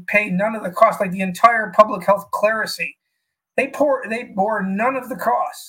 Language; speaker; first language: English; native; English